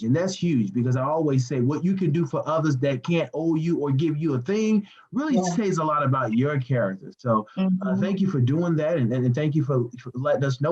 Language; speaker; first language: English; native; English